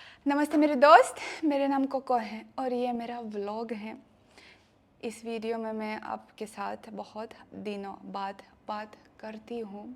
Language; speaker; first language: Hindi; non-native, learner; Russian